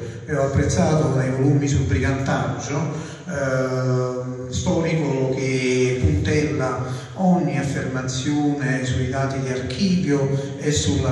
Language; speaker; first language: Italian; native; Italian